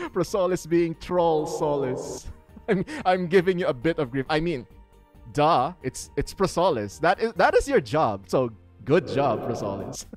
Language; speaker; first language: English; non-native, local second language; Filipino